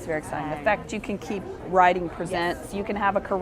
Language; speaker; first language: English; native; English